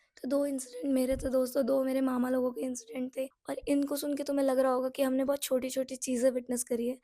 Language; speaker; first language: Hindi; non-native, local second language; Nepali